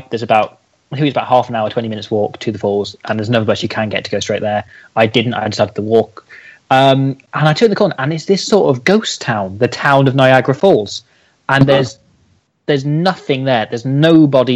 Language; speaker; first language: English; native; English